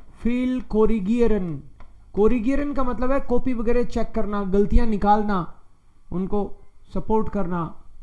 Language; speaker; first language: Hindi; native; Hindi